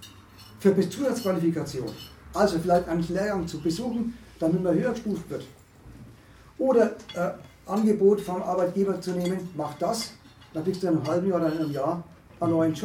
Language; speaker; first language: German; native; German